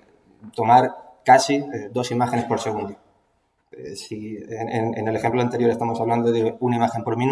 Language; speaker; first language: Spanish; native; Spanish